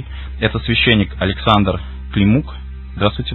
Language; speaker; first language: Russian; native; Russian